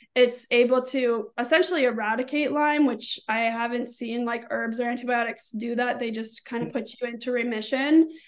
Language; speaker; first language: English; native; English